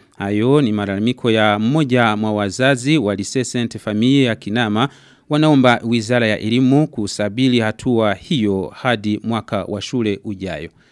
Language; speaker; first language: Swahili; non-native, local second language; Rundi